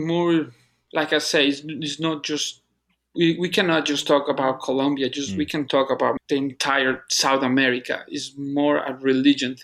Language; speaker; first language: English; non-native, fluent; Spanish